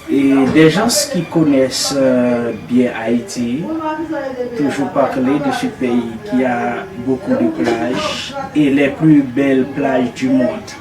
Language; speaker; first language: French; non-native, local second language; Haitian Creole